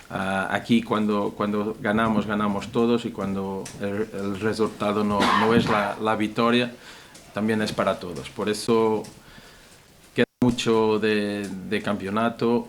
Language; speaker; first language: Spanish; non-native, fluent; Portuguese